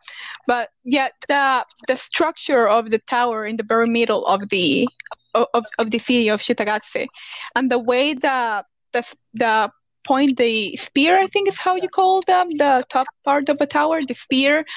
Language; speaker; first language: English; non-native, fluent; Spanish